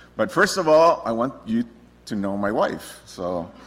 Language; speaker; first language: English; non-native, fluent; Spanish